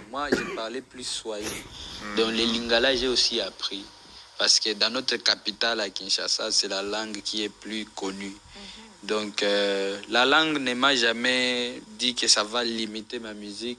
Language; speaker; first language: French; non-native, local second language; Swahili